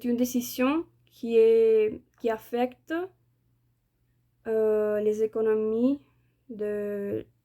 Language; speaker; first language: French; non-native, fluent; Spanish